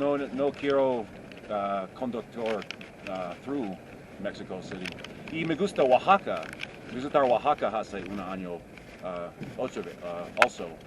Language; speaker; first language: Spanish; non-native, learner; English